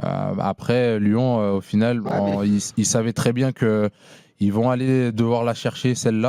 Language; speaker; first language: French; native; French